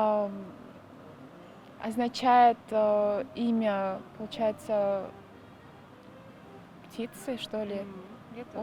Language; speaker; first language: Russian; non-native, local second language; Kyrgyz